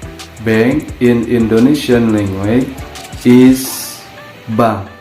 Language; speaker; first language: English; non-native, learner; Indonesian